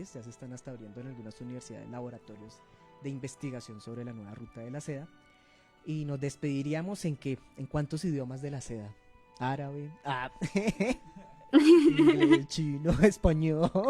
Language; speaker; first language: Spanish; native; Spanish